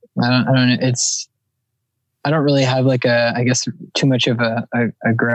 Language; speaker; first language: English; native; English